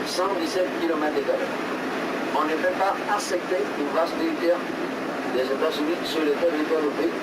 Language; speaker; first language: French; non-native, fluent; Spanish